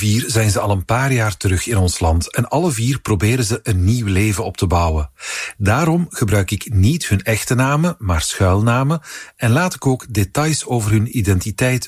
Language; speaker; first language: Dutch; native; Dutch